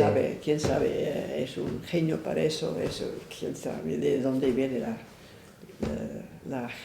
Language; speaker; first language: Spanish; non-native, fluent; English